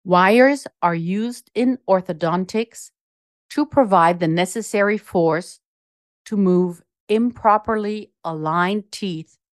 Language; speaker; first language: English; non-native, fluent; German